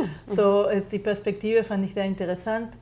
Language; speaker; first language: German; non-native, fluent; Spanish